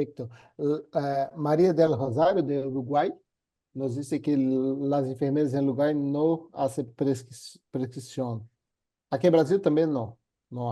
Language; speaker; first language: Spanish; non-native, fluent; Portuguese